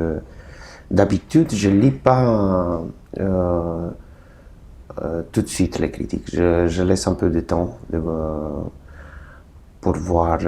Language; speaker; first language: French; non-native, fluent; Romanian